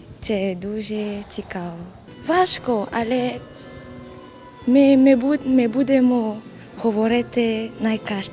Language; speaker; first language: Ukrainian; non-native, learner; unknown